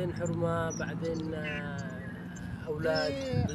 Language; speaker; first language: Arabic; non-native, learner; Nepali